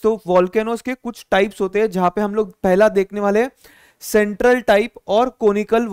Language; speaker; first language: Hindi; non-native, local second language; Marathi